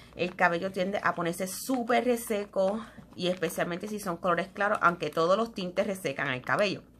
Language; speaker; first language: Spanish; native; Spanish